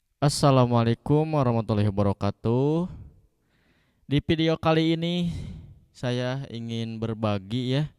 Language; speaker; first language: Indonesian; non-native, local second language; Sundanese